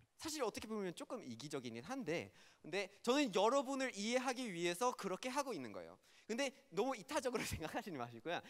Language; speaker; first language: Korean; non-native, fluent; English